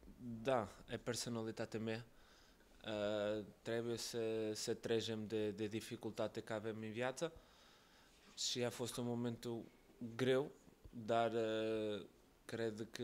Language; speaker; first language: Romanian; non-native, learner; Portuguese